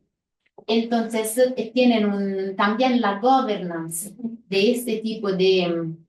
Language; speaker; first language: Spanish; non-native, fluent; Italian